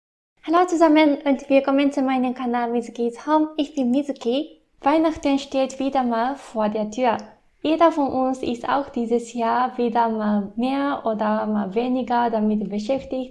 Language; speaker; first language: German; non-native, fluent; Japanese